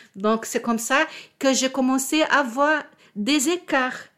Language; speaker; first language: French; non-native, fluent; Portuguese